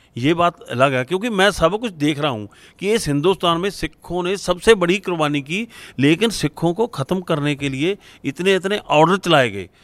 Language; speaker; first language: Hindi; non-native, local second language; Punjabi